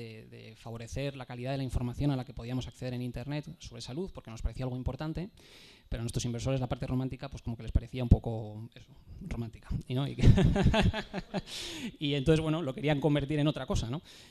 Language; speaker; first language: Spanish; native; Spanish